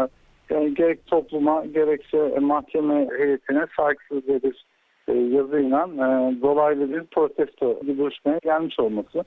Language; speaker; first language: Turkish; native; Turkish